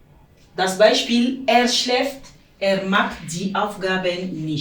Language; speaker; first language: German; non-native, fluent; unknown